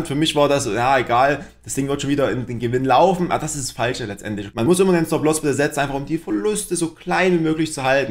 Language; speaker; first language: German; native; German